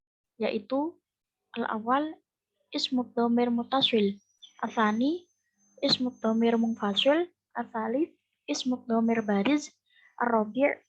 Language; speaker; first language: Arabic; non-native, learner; Indonesian